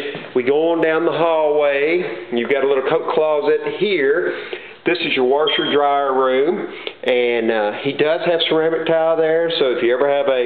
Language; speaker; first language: English; native; English